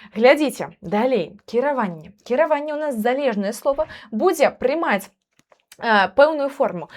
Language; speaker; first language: Belarusian; non-native, local second language; Russian